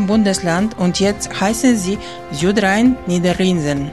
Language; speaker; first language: German; non-native, learner; Spanish